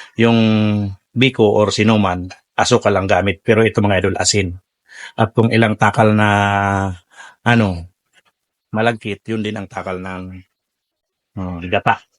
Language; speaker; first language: Filipino; non-native, local second language; Bikol